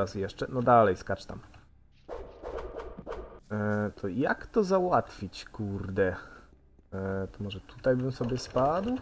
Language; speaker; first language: Polish; native; Polish